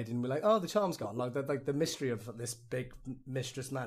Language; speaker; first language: English; native; English